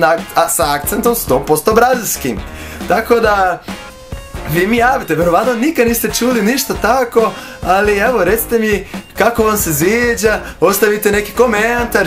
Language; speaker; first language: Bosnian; non-native, fluent; Portuguese